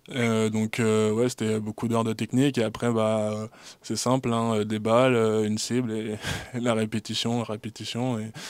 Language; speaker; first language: French; native; French